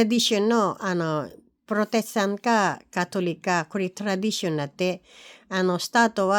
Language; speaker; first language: Japanese; non-native, learner; Filipino